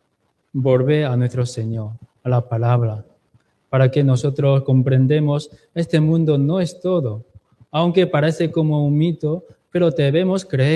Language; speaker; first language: Spanish; non-native, fluent; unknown